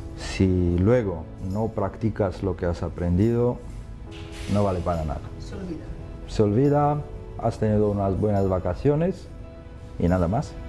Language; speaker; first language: Spanish; non-native, fluent; Romanian